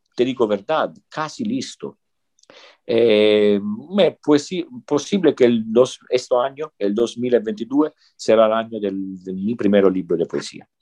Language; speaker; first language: Spanish; non-native, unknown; Italian